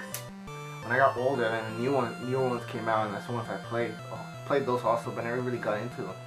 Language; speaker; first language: English; native; English